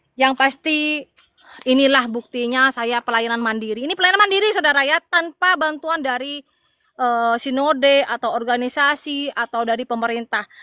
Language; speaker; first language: Indonesian; non-native, local second language; Madurese